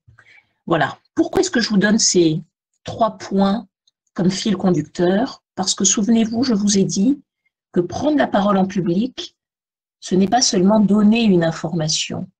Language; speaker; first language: French; native; French